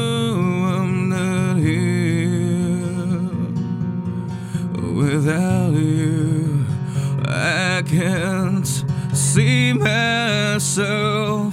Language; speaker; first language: English; non-native, local second language; Filipino